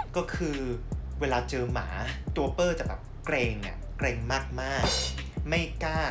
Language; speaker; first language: Thai; non-native, fluent; Chinese